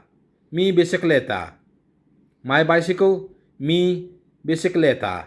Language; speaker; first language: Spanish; non-native, learner; Urdu